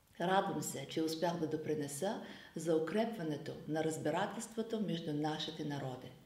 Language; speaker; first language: Bulgarian; non-native, fluent; Azerbaijani